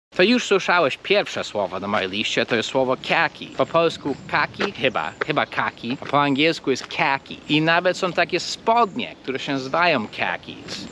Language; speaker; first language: Polish; non-native, fluent; English